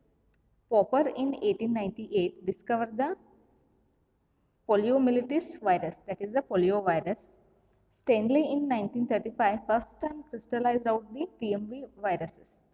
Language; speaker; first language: English; non-native, local second language; Kannada